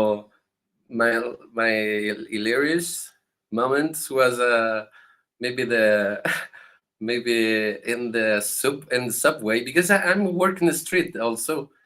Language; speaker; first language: English; non-native, learner; Spanish